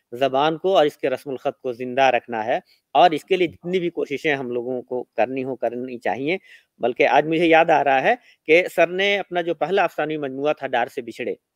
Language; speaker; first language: Urdu; native; Urdu